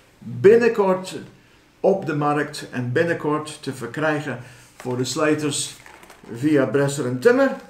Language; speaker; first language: Dutch; non-native, fluent; English